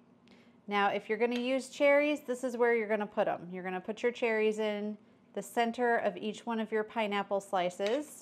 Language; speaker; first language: English; native; English